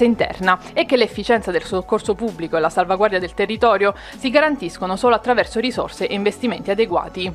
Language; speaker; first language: Italian; native; Italian